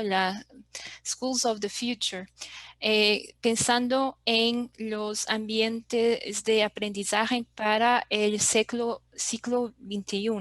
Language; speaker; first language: Spanish; non-native, fluent; Portuguese